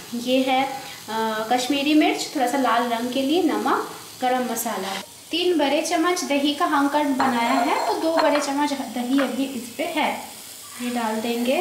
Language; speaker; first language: Hindi; non-native, local second language; Bangla